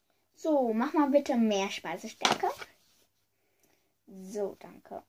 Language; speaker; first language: German; early bilingual, other home language; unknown